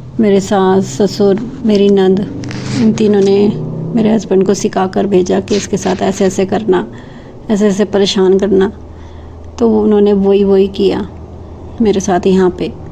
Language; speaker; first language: Hindi; native; Hindi